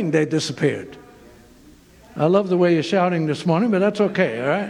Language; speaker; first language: English; native; English